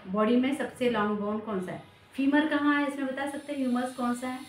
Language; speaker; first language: Hindi; non-native, local second language; Marathi